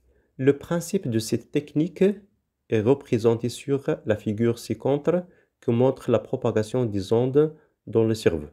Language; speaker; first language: French; non-native, local second language; Arabic